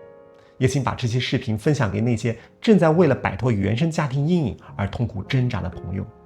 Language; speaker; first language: Chinese; native; Chinese